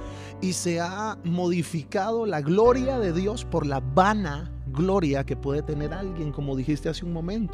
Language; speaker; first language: Spanish; native; Spanish